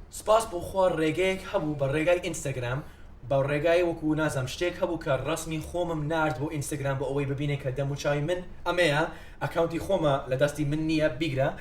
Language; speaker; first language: Central Kurdish; non-native, fluent; English